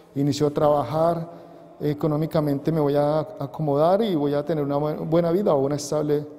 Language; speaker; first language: Spanish; native; Spanish